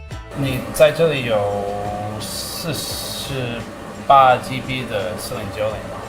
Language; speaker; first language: Chinese; non-native, learner; English